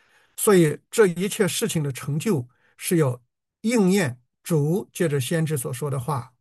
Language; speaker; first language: Chinese; native; Chinese